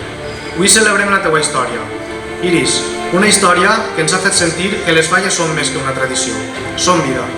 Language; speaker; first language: Catalan; native; Catalan